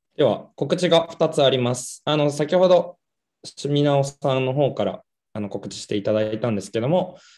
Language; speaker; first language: Japanese; native; Japanese